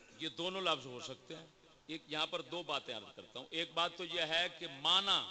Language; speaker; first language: Urdu; non-native, local second language; Punjabi